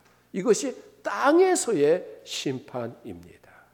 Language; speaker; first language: Korean; native; Korean